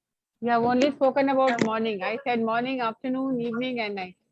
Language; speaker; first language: English; non-native, fluent; Hindi